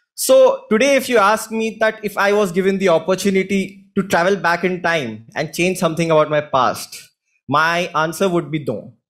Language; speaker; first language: English; non-native, local second language; Hindi